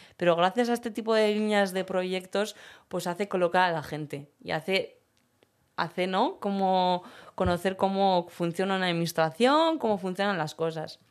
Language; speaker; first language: Spanish; early bilingual, other home language; Berber languages